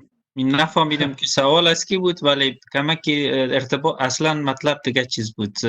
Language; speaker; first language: Persian; native; Persian